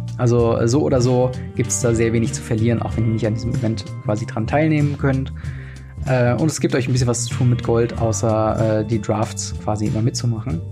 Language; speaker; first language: German; native; German